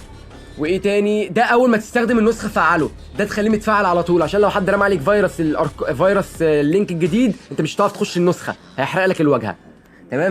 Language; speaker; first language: Arabic; native; Arabic